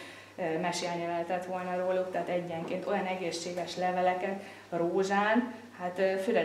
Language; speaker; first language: Hungarian; native; Hungarian